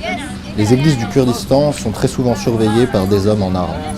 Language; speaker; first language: French; native; French